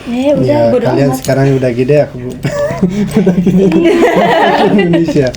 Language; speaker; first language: Indonesian; non-native, fluent; Persian